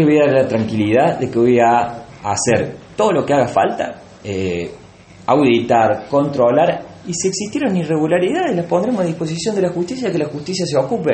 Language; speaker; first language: Spanish; native; Spanish